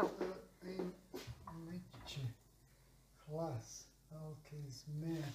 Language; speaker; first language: Dutch; non-native, learner; Serbian